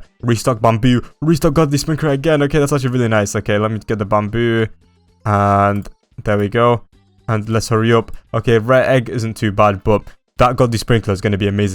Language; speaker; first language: English; native; English